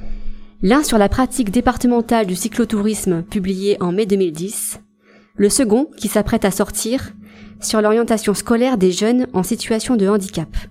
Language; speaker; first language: French; native; French